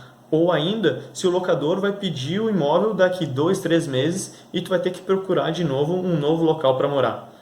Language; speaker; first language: Portuguese; native; Portuguese